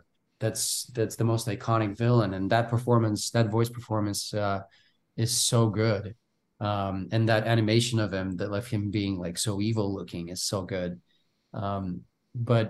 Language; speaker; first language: English; non-native, fluent; Bulgarian